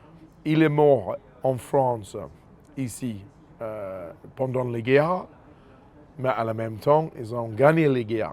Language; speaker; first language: French; non-native, fluent; English